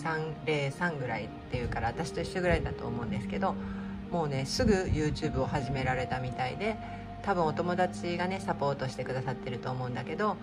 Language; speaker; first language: Japanese; native; Japanese